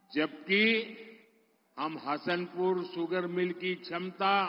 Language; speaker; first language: Hindi; non-native, local second language; Gujarati